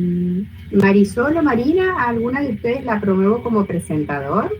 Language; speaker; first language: Spanish; native; Spanish